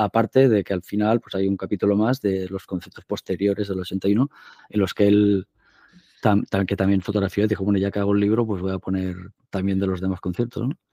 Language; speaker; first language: Spanish; native; Spanish